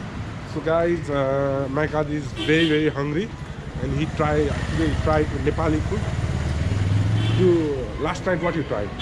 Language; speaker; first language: English; non-native, learner; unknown